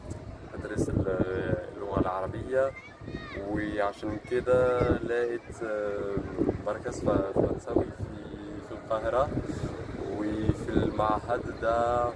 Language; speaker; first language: Arabic; non-native, fluent; French